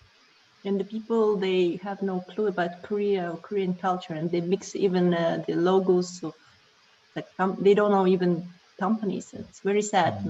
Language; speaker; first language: English; non-native, learner; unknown